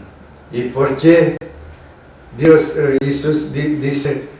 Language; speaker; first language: Spanish; non-native, learner; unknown